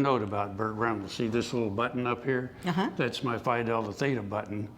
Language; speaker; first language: English; native; English